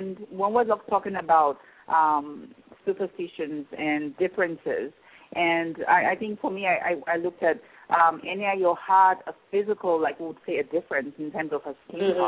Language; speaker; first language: English; non-native, local second language; Yoruba